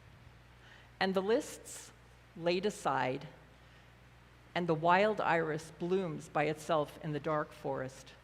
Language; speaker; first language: English; native; English